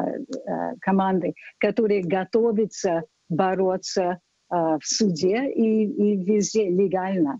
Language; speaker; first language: Russian; non-native, fluent; English